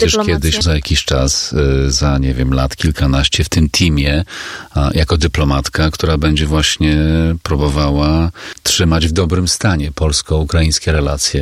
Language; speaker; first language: Polish; native; Polish